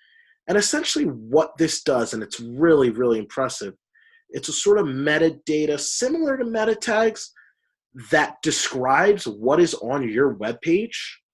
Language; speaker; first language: English; native; English